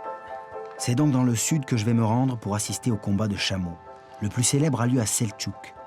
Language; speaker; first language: French; native; French